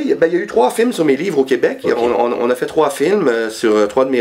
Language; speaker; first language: French; native; French